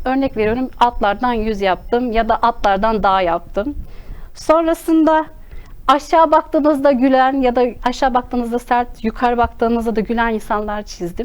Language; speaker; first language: Turkish; native; Turkish